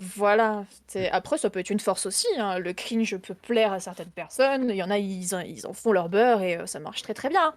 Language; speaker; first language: French; native; French